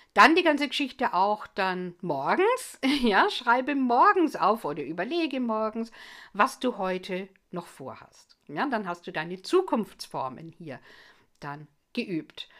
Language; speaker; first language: German; non-native, fluent; English